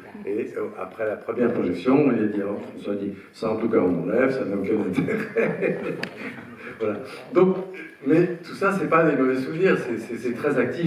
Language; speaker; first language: French; native; French